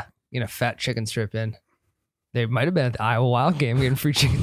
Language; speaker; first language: English; native; English